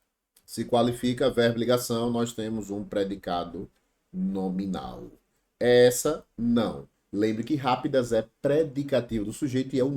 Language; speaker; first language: Portuguese; native; Portuguese